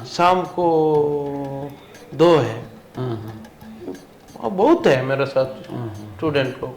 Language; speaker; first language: Hindi; non-native, local second language; Kannada